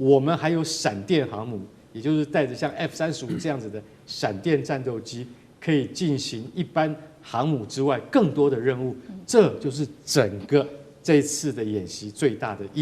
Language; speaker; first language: Chinese; native; Chinese